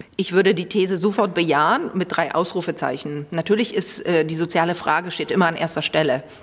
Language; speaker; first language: German; early bilingual, other home language; Polish